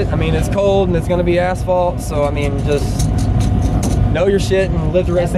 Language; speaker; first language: English; native; English